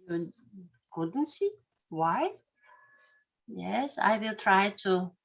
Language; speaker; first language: English; non-native, learner; Russian